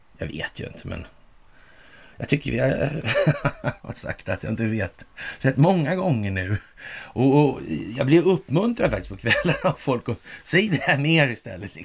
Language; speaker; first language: Swedish; native; Swedish